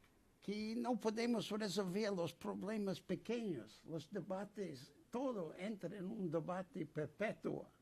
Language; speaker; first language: Spanish; non-native, fluent; English